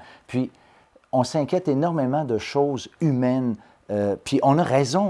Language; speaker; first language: French; native; French